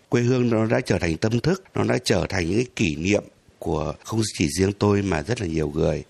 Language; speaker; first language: Vietnamese; non-native, local second language; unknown